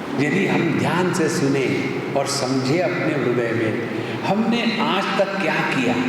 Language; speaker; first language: Hindi; non-native, local second language; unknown